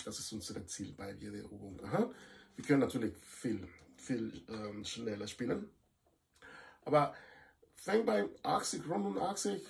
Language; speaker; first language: German; non-native, fluent; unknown